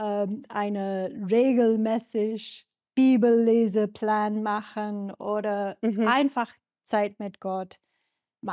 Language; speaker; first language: German; non-native, learner; English